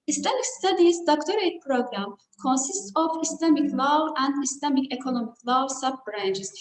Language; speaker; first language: English; non-native, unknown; Turkish